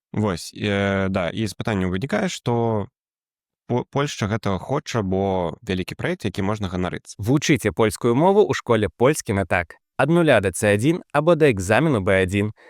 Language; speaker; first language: Belarusian; native; Belarusian